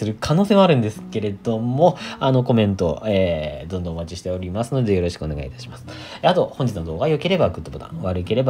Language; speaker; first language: Japanese; native; Japanese